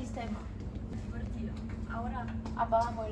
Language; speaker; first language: Spanish; non-native, learner; Ukrainian